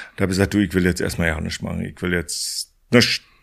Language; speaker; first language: German; native; German